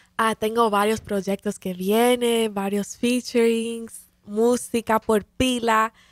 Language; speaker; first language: Spanish; early bilingual, heritage; Spanish